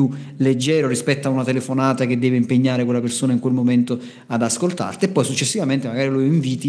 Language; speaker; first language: Italian; native; Italian